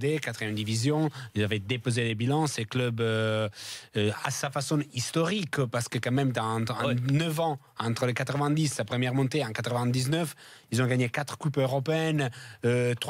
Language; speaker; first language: French; non-native, fluent; Italian